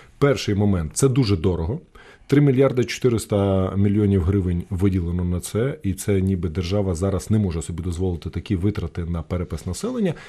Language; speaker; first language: Ukrainian; native; Ukrainian